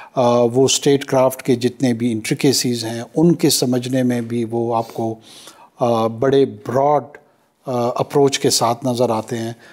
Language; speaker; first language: Urdu; non-native, local second language; Pashto